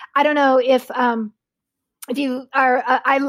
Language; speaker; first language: English; native; English